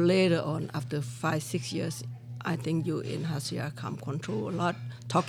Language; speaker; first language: English; non-native, learner; Lao